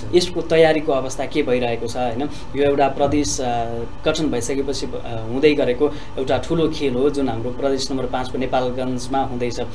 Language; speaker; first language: Nepali; native; Nepali